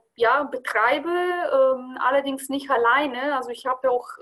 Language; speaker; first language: German; non-native, fluent; Bulgarian